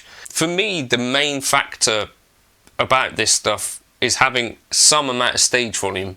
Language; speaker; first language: English; native; English